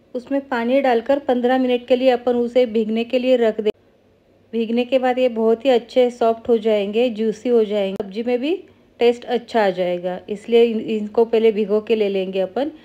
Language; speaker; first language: Hindi; non-native, local second language; Marathi